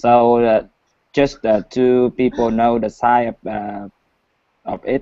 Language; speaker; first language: English; non-native, learner; Vietnamese